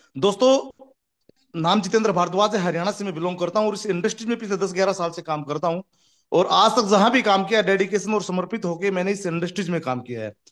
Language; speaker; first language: Hindi; native; Hindi